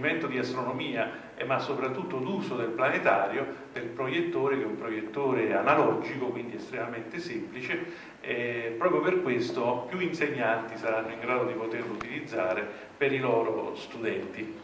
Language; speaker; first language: Italian; native; Italian